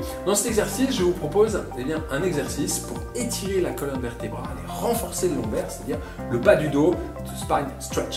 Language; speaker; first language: French; native; French